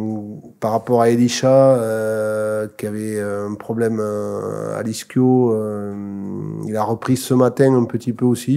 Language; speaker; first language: French; native; French